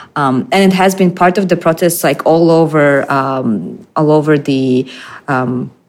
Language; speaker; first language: English; non-native, fluent; Russian